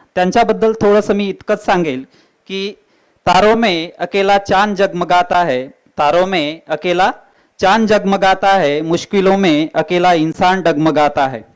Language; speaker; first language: Hindi; non-native, local second language; Marathi